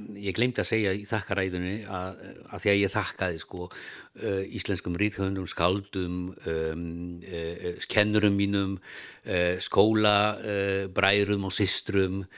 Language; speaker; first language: Icelandic; non-native, fluent; Polish